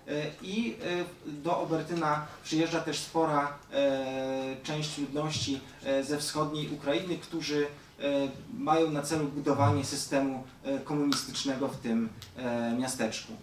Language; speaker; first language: Polish; native; Polish